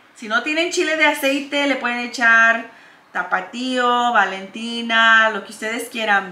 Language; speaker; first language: Spanish; early bilingual, heritage; Spanish